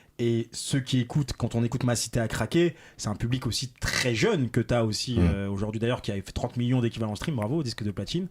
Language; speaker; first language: French; native; French